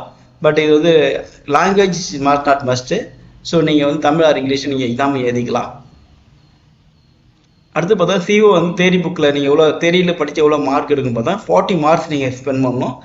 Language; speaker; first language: Tamil; native; Tamil